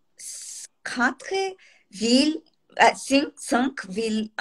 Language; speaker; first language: French; non-native, learner; Portuguese